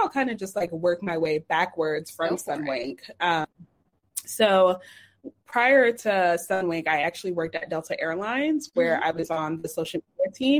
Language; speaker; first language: English; native; English